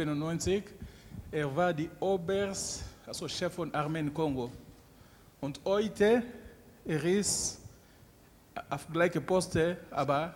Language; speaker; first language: German; non-native, learner; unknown